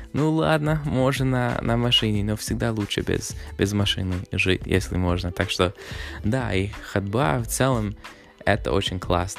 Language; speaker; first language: Russian; non-native, fluent; English